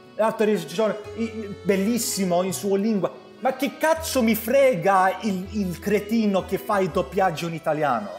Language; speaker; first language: Italian; non-native, learner; Swedish